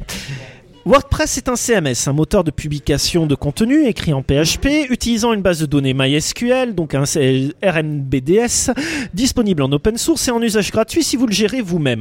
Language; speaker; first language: French; native; French